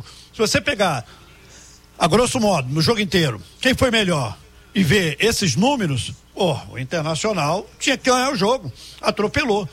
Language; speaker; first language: Portuguese; native; Portuguese